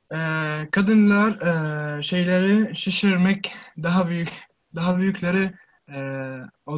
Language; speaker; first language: Turkish; non-native, learner; Arabic